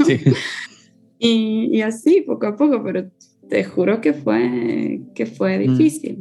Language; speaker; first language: Spanish; non-native, fluent; Polish